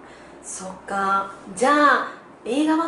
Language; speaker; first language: Japanese; non-native, learner; Korean